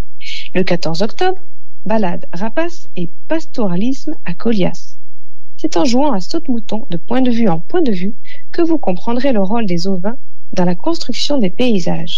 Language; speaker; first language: French; native; French